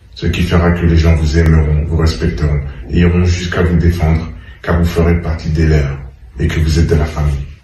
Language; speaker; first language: French; native; French